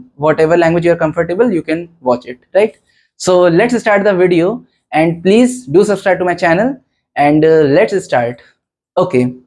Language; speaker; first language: English; non-native, local second language; Hindi